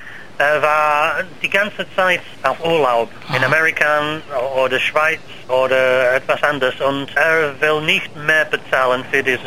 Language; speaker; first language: German; non-native, learner; English